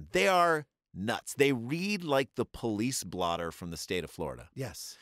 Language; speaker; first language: English; native; English